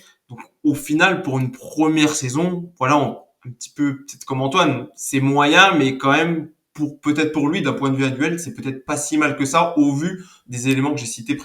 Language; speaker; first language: French; native; French